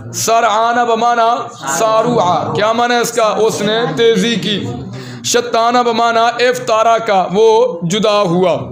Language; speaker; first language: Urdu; non-native, local second language; Punjabi